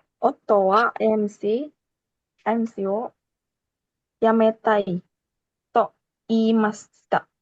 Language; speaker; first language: Japanese; non-native, learner; Indonesian